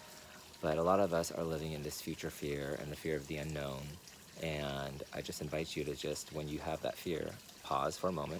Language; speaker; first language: English; native; English